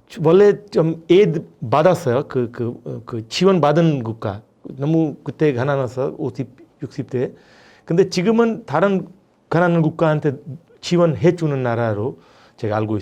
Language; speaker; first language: Korean; non-native, fluent; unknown